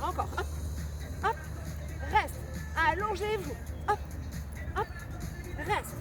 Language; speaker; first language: French; native; French